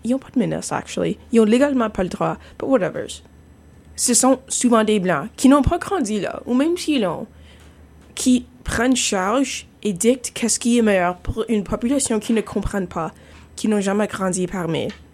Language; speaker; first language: French; non-native, fluent; English